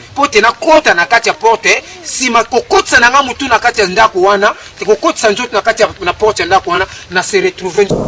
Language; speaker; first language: Lingala; non-native, local second language; Kongo